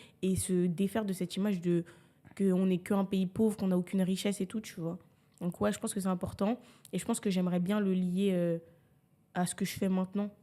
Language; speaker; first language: French; early bilingual, other home language; Haitian Creole